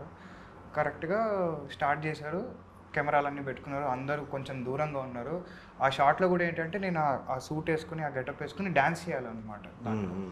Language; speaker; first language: Telugu; native; Telugu